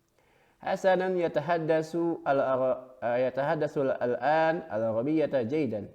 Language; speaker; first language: Arabic; non-native, fluent; Indonesian